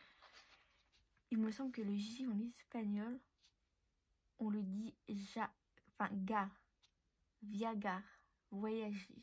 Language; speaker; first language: French; native; French